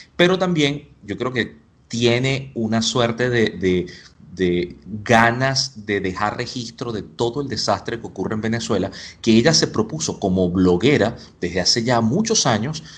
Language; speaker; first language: Spanish; native; Spanish